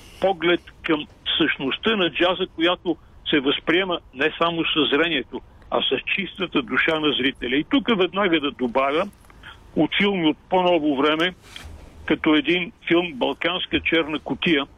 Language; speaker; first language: Bulgarian; native; Bulgarian